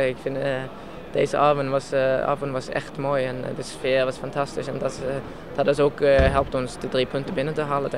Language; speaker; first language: Dutch; non-native, learner; Norwegian